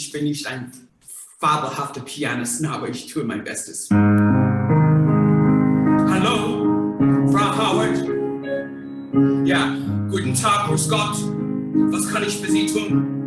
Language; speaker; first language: German; non-native, fluent; English